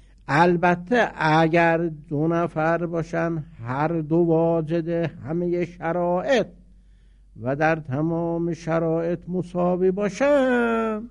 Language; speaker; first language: Persian; native; Persian